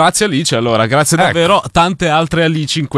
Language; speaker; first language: Italian; native; Italian